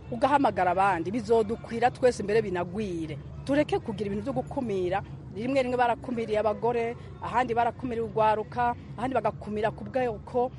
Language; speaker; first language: Rundi; native; Rundi